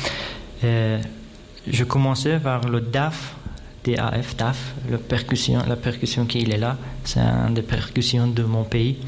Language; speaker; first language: French; non-native, fluent; Persian